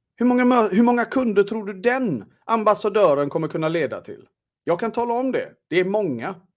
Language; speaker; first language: Swedish; native; Swedish